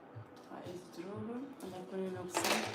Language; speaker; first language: Dutch; non-native, fluent; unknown